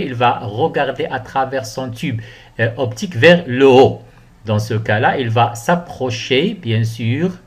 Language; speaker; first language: French; non-native, local second language; Arabic